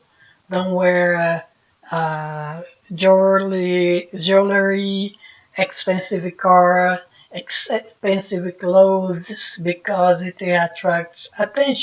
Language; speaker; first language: English; non-native, fluent; Portuguese